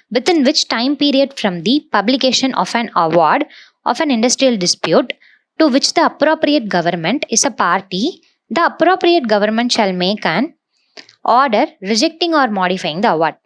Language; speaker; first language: English; non-native, local second language; Tamil